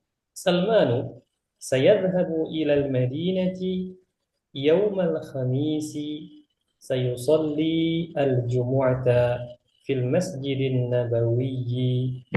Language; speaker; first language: Arabic; non-native, fluent; Indonesian